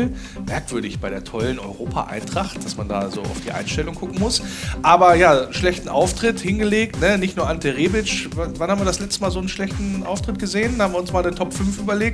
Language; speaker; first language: German; native; German